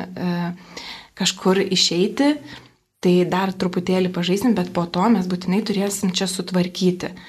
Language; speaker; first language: Lithuanian; native; Lithuanian